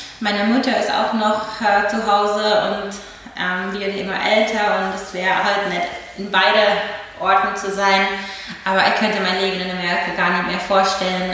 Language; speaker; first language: German; non-native, fluent; English